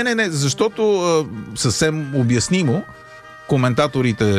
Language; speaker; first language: Bulgarian; native; Bulgarian